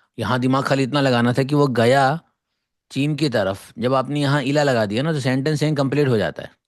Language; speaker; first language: Urdu; native; Urdu